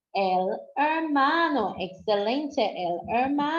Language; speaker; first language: Spanish; non-native, fluent; English